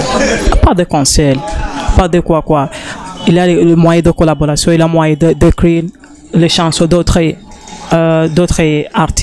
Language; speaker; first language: French; non-native, learner; Rundi